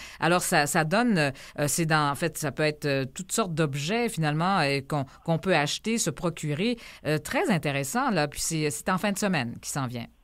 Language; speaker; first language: French; native; French